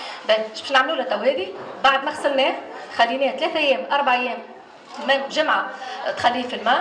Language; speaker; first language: Arabic; native; Arabic